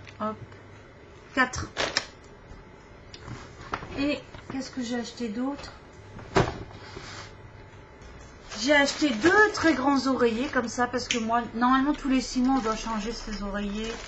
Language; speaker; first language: French; native; French